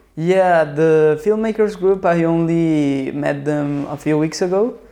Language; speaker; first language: English; non-native, fluent; Spanish